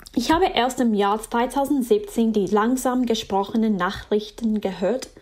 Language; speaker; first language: German; non-native, fluent; English